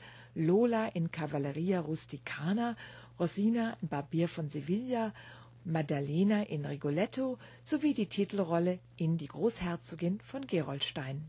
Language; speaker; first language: German; native; German